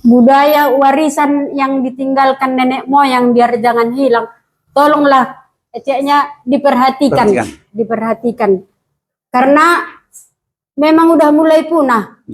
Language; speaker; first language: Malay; non-native, local second language; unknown